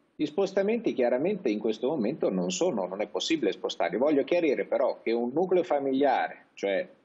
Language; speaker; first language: Italian; native; Italian